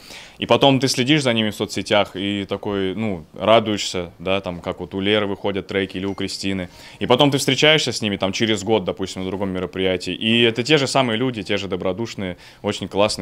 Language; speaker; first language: Russian; native; Russian